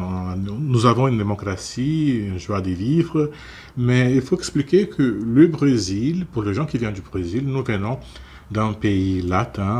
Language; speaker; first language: French; non-native, fluent; Portuguese